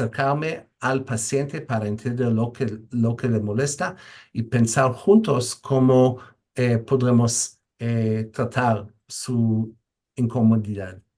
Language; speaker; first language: Spanish; non-native, fluent; English